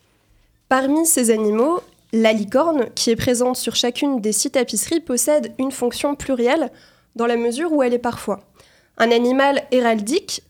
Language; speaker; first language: French; native; French